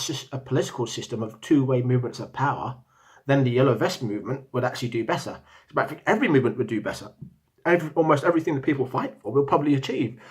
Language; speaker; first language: English; native; English